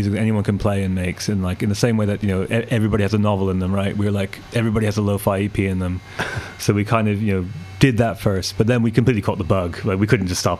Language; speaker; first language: English; native; English